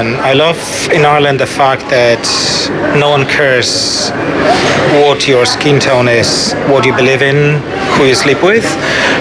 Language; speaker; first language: English; non-native, fluent; Polish